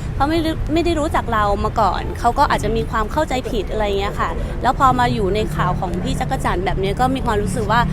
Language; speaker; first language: Thai; native; Thai